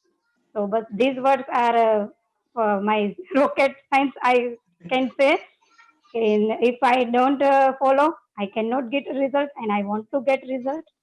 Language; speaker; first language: English; non-native, learner; Gujarati